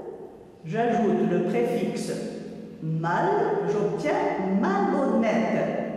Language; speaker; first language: French; non-native, local second language; Arabic